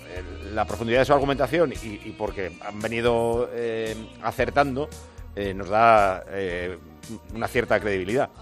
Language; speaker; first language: Spanish; native; Spanish